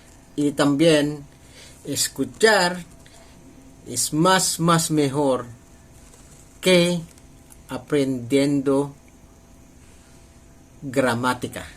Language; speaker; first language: Spanish; non-native, learner; Filipino